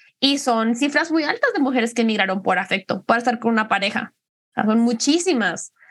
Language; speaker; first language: Spanish; native; Spanish